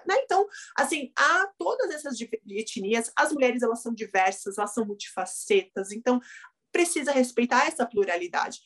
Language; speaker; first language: Portuguese; native; Portuguese